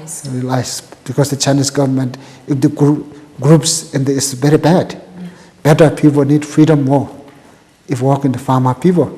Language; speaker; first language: English; non-native, local second language; Tibetan